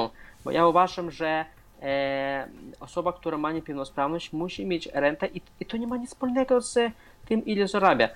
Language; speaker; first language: Polish; non-native, fluent; Russian